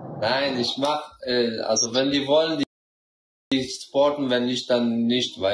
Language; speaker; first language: German; non-native, learner; Central Kurdish